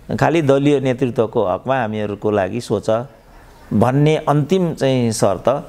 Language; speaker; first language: Nepali; native; Nepali